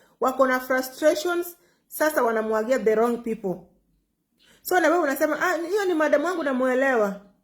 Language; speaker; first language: Swahili; non-native, local second language; Gusii